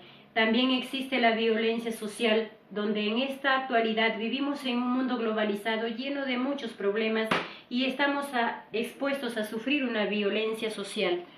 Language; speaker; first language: Spanish; native; Spanish